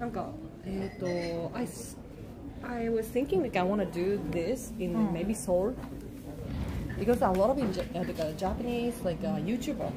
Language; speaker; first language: English; non-native, learner; Japanese